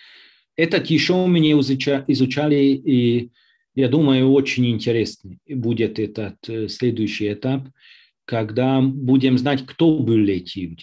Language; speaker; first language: Russian; non-native, learner; Hungarian